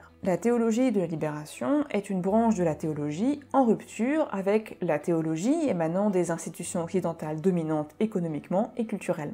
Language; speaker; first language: French; native; French